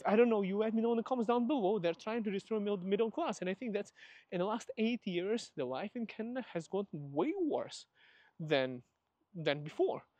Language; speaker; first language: English; non-native, fluent; Russian